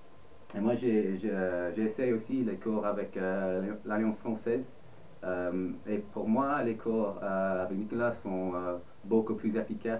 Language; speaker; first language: French; non-native, fluent; English